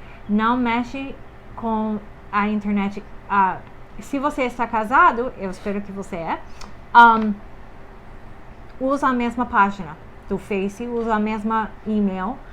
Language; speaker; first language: Portuguese; non-native, fluent; English